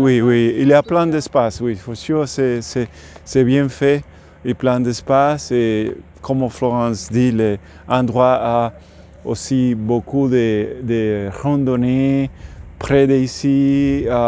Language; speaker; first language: French; non-native, learner; English